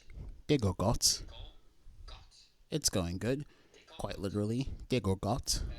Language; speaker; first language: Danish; non-native, learner; English